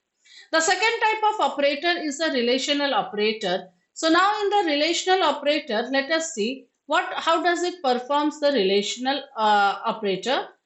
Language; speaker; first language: English; non-native, local second language; Hindi